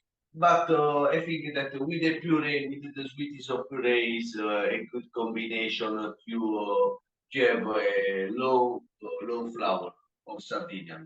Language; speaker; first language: English; non-native, learner; Italian